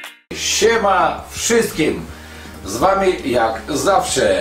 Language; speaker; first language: Polish; non-native, fluent; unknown